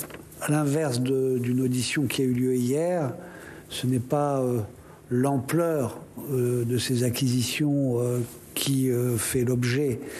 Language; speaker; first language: French; native; French